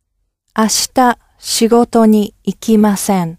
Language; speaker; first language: Japanese; non-native, learner; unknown